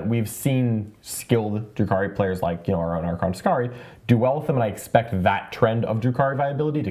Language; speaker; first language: English; native; English